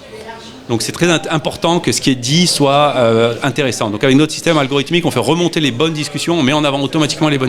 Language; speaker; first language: French; native; French